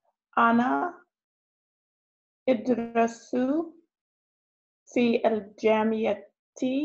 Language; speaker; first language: Arabic; non-native, learner; English